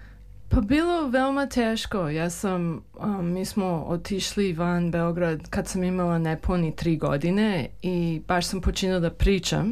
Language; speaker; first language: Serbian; early bilingual, heritage; Serbian